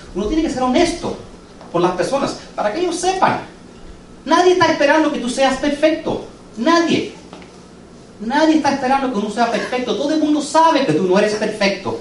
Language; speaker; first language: Spanish; early bilingual, heritage; English